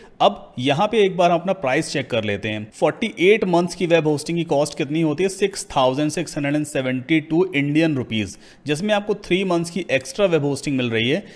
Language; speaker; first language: Hindi; native; Hindi